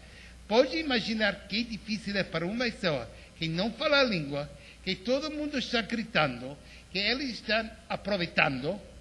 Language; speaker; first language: Portuguese; non-native, fluent; English